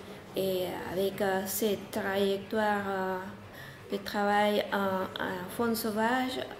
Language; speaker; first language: French; non-native, fluent; Spanish